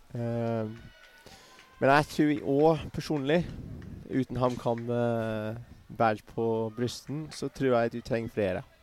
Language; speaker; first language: Norwegian; non-native, fluent; English